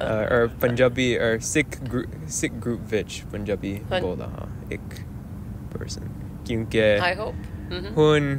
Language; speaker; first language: Punjabi; non-native, learner; English